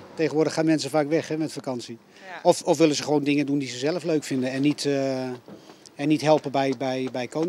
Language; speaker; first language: Dutch; native; Dutch